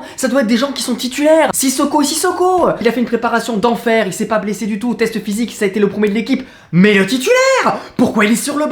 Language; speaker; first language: French; native; French